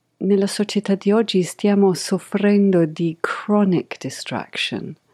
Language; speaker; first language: Italian; non-native, fluent; English